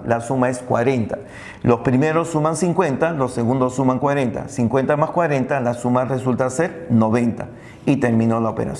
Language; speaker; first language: Spanish; native; Spanish